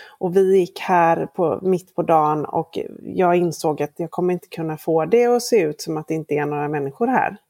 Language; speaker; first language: Swedish; native; Swedish